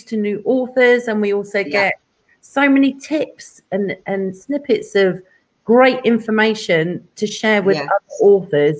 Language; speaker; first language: English; native; English